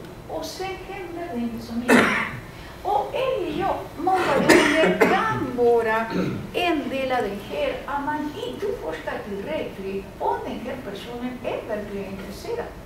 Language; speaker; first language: Swedish; non-native, fluent; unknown